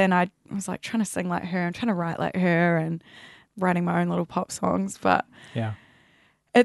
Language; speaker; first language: English; native; English